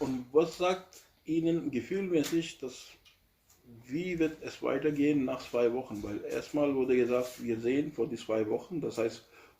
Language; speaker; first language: German; non-native, learner; Urdu